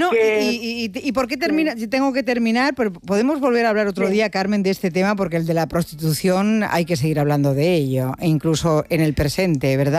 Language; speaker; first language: Spanish; native; Spanish